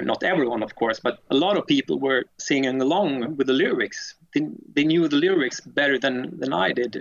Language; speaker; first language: English; non-native, fluent; Swedish